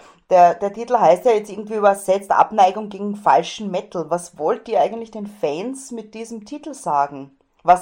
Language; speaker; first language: German; native; German